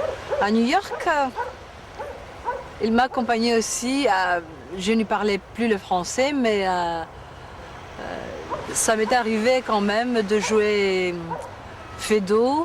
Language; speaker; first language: French; non-native, fluent; Greek